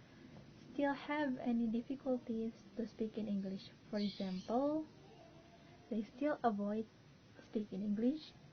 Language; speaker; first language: English; non-native, learner; Indonesian